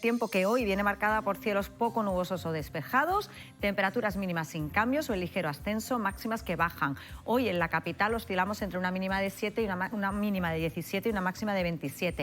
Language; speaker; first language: Spanish; native; Spanish